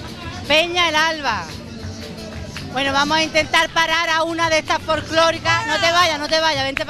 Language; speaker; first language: Spanish; native; Spanish